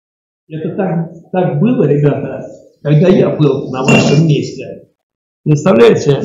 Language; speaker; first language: Russian; native; Russian